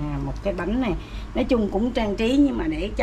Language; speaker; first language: Vietnamese; native; Vietnamese